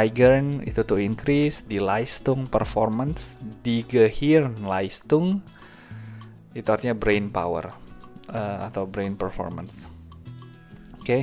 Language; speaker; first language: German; non-native, fluent; Indonesian